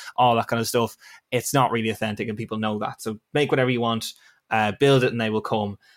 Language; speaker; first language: English; native; English